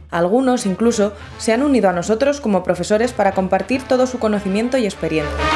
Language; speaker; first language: Spanish; native; Spanish